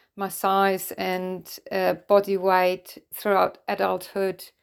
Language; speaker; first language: English; non-native, fluent; German